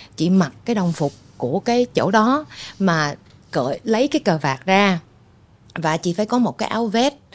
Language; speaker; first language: Vietnamese; early bilingual, heritage; Vietnamese